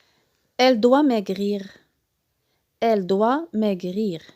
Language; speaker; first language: French; non-native, local second language; Arabic